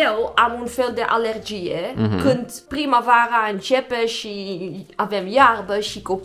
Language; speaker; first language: Romanian; non-native, learner; Dutch